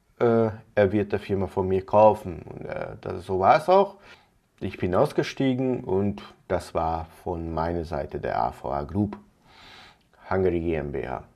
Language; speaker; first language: German; non-native, fluent; Hungarian